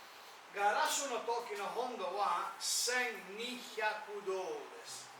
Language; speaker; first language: Japanese; non-native, learner; Italian